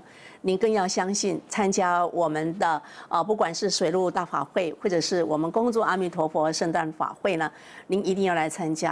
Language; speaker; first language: Chinese; native; Chinese